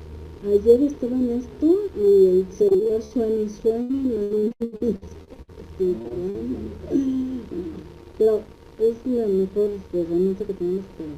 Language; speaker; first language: Spanish; native; Spanish